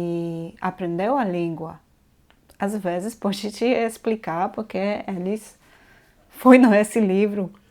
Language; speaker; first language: Portuguese; non-native, learner; Polish